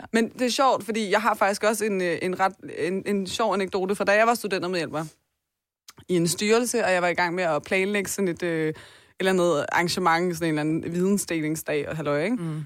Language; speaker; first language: Danish; early bilingual, other home language; Persian